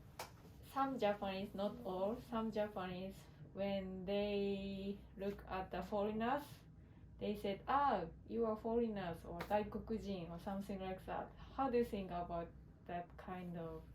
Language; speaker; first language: English; non-native, learner; Japanese